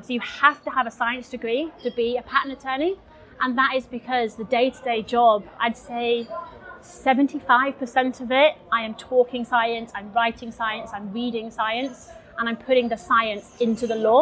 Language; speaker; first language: English; native; English